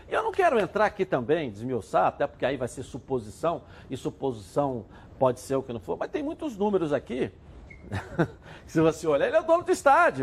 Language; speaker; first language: Portuguese; native; Portuguese